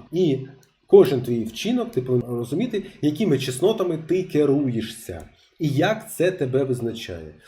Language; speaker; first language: Ukrainian; non-native, local second language; Russian